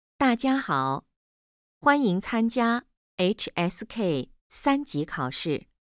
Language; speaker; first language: Chinese; native; Chinese